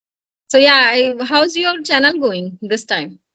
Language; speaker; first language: English; non-native, learner; Hindi